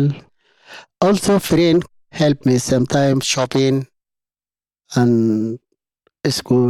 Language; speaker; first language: English; non-native, learner; Arabic